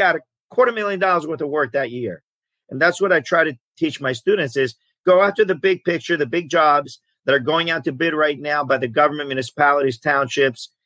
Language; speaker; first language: English; early bilingual, other home language; Greek